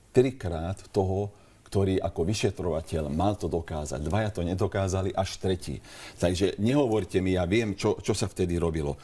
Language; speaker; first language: Slovak; non-native, local second language; Hungarian